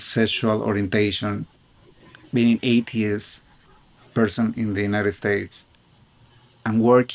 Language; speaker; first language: English; non-native, fluent; Spanish